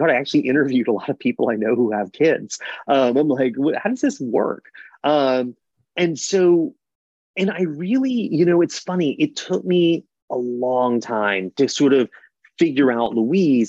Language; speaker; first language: English; native; English